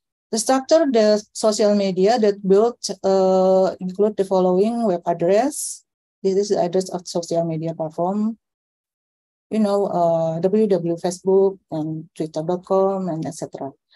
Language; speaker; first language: English; non-native, fluent; Indonesian